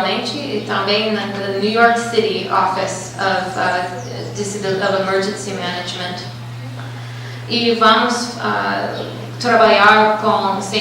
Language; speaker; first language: Portuguese; non-native, fluent; English